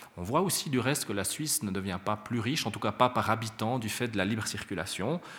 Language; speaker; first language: French; native; French